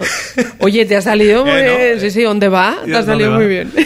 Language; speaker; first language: Spanish; native; Spanish